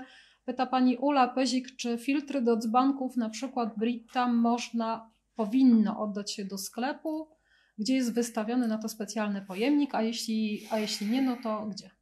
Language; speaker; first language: Polish; native; Polish